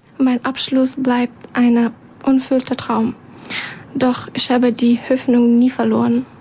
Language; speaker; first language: German; non-native, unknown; Persian